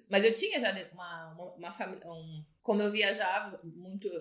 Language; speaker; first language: Portuguese; native; Portuguese